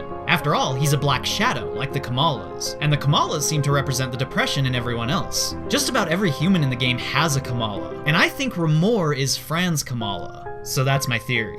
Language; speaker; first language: English; native; English